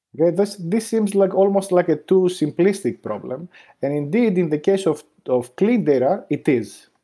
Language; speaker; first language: English; non-native, fluent; Greek